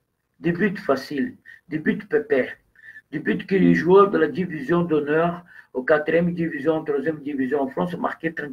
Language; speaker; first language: French; non-native, fluent; Portuguese